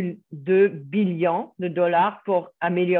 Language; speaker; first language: French; non-native, fluent; English